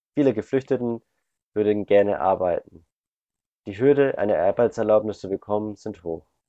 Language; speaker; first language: German; native; German